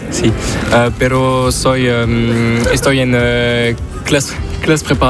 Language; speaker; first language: Spanish; non-native, learner; French